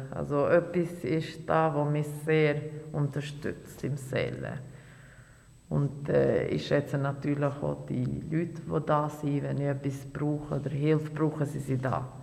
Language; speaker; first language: German; non-native, fluent; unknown